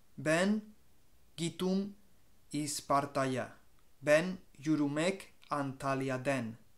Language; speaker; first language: Turkish; non-native, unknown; Spanish